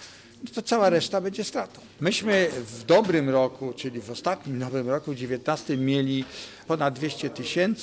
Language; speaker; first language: Polish; native; Polish